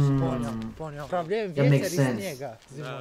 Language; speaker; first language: Russian; non-native, learner; English